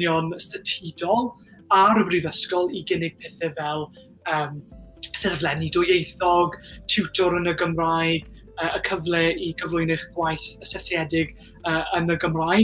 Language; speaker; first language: Welsh; native; Welsh